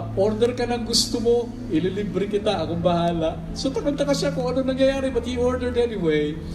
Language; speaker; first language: Filipino; non-native, local second language; Waray